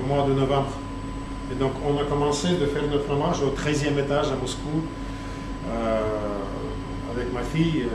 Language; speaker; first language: French; non-native, learner; Russian